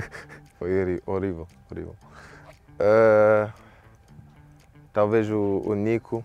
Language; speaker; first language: Portuguese; non-native, learner; English